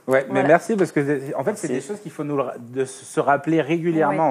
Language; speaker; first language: French; native; French